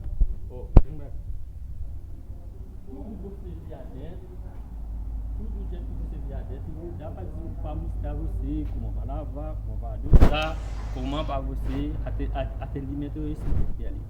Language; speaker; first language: Portuguese; non-native, learner; Haitian Creole